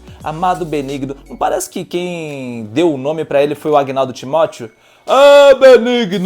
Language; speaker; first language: Portuguese; native; Portuguese